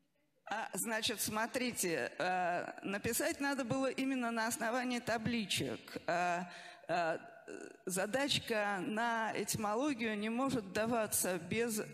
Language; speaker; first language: Russian; native; Russian